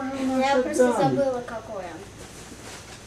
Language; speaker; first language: Russian; early bilingual, heritage; Russian